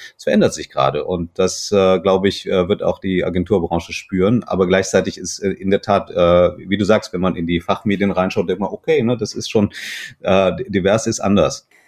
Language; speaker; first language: German; non-native, fluent; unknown